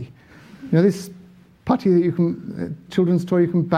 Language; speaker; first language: English; native; English